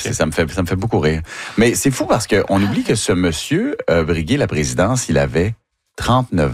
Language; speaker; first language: French; native; French